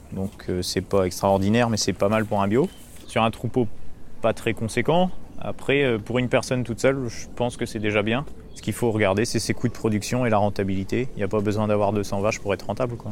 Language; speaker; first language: French; native; French